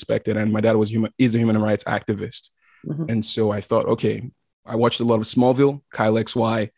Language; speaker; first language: English; non-native, local second language; Igbo